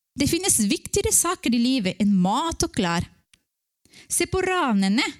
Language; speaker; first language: Norwegian; non-native, fluent; Spanish